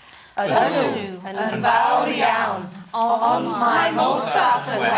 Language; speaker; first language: Welsh; non-native, learner; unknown